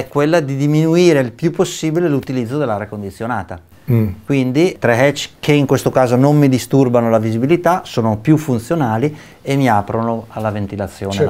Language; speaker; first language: Italian; native; Italian